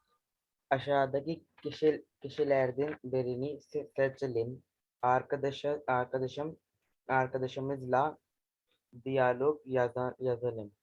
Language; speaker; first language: Turkish; non-native, learner; Urdu